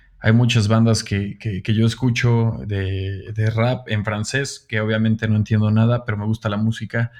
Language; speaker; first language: Spanish; native; Spanish